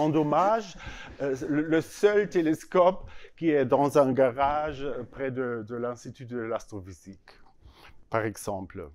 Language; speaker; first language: French; non-native, learner; German